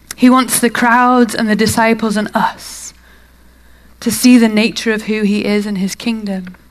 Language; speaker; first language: English; native; English